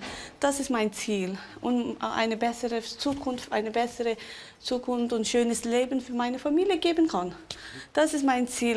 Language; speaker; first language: German; non-native, local second language; Tibetan